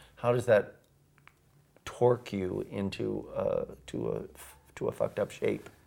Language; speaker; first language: English; native; English